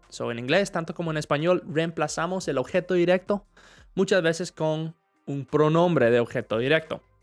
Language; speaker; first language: Spanish; non-native, fluent; English